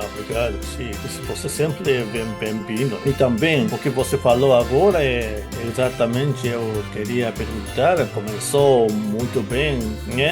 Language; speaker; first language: Portuguese; non-native, fluent; Japanese